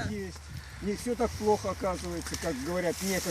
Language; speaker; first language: Russian; native; Russian